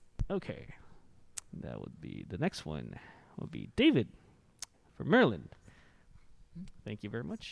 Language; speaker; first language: English; non-native, fluent; Japanese